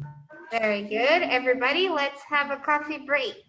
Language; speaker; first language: English; non-native, fluent; Portuguese